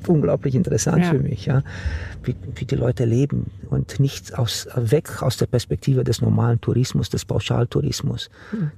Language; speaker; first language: German; non-native, fluent; Romanian